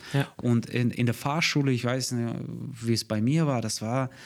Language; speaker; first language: German; non-native, fluent; Russian